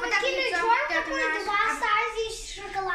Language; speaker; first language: Russian; early bilingual, heritage; Russian